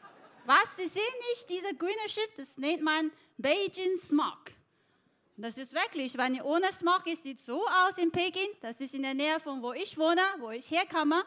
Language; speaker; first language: German; non-native, fluent; Chinese